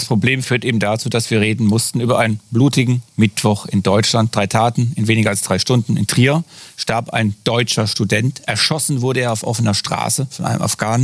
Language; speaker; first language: German; native; German